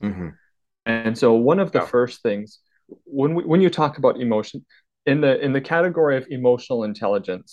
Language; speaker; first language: English; native; English